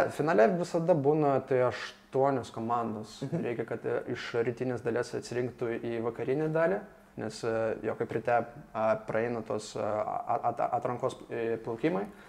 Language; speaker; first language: Lithuanian; non-native, local second language; Russian